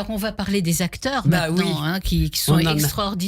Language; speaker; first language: French; native; French